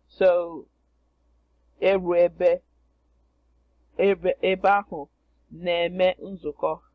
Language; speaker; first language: Igbo; non-native, learner; English